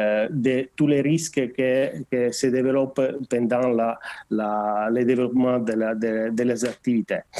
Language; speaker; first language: French; non-native, learner; Portuguese